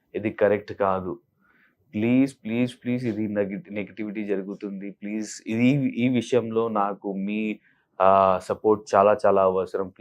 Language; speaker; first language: Telugu; non-native, learner; Hindi